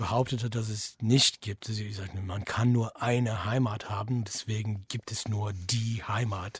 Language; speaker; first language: German; non-native, fluent; English